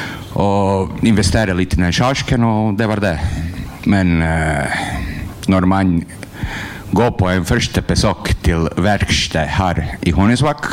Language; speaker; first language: Norwegian; non-native, learner; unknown